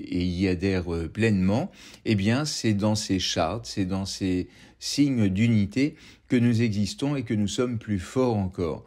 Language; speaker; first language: French; native; French